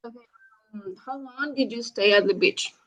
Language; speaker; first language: English; non-native, learner; Spanish